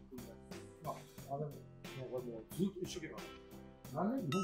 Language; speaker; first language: Japanese; native; Japanese